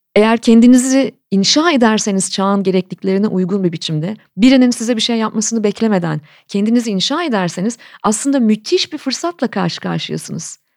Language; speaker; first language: Turkish; native; Turkish